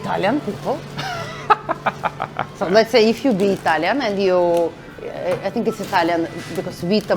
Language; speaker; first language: English; non-native, learner; Russian